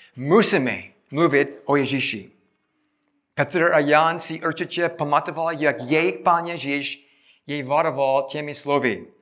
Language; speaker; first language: Czech; non-native, fluent; English